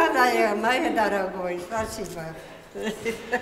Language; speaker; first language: Russian; non-native, local second language; Georgian